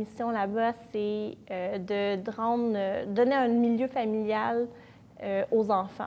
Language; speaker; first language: French; native; French